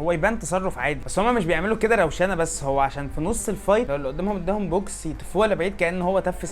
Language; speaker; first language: Arabic; native; Arabic